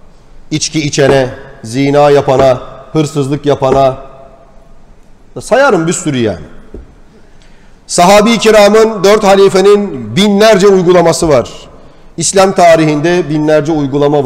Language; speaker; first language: Turkish; native; Turkish